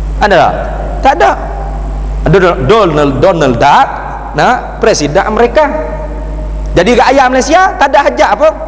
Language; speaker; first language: Malay; native; Malay